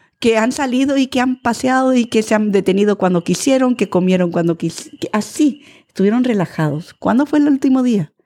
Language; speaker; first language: Spanish; early bilingual, other home language; English